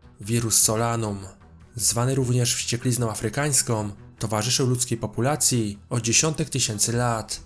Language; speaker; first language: Polish; native; Polish